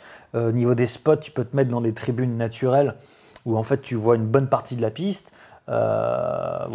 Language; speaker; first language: French; native; French